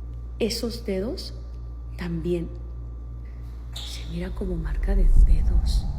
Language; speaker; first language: Spanish; native; Spanish